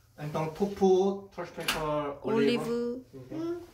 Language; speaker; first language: Portuguese; non-native, learner; Korean